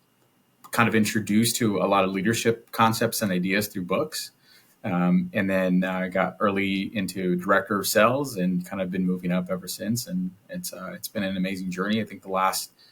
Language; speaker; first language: English; native; English